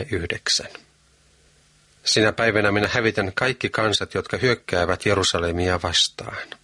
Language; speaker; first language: Finnish; native; Finnish